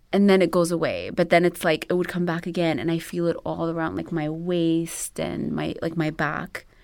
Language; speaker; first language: English; non-native, local second language; Amharic